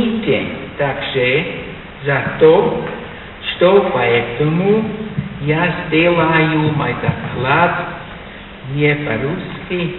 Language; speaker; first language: Russian; non-native, learner; German